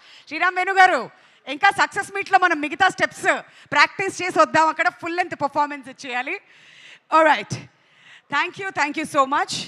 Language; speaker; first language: Telugu; native; Telugu